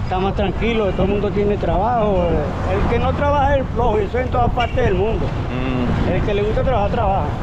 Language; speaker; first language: Spanish; native; Spanish